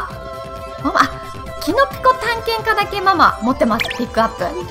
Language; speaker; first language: Japanese; native; Japanese